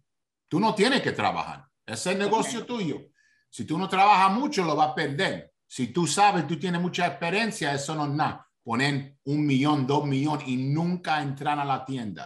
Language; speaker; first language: Spanish; early bilingual, heritage; Spanish